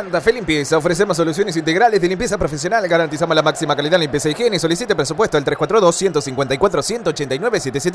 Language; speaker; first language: Spanish; native; Spanish